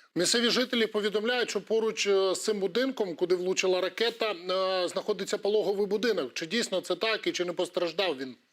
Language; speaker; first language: Ukrainian; native; Ukrainian